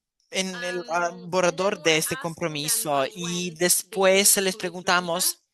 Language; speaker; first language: Spanish; non-native, fluent; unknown